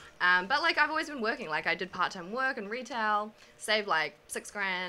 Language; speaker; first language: English; native; English